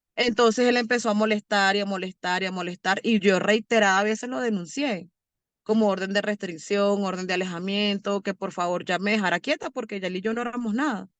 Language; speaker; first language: Spanish; native; Spanish